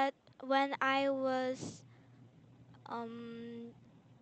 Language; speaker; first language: English; non-native, learner; Korean